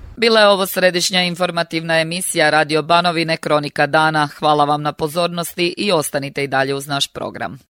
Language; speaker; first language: Croatian; native; Croatian